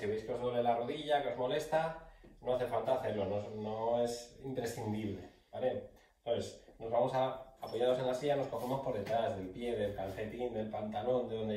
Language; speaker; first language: Spanish; native; Spanish